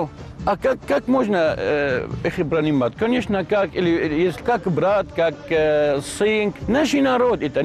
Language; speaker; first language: Russian; non-native, learner; Arabic